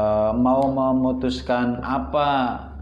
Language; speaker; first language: Indonesian; non-native, local second language; Javanese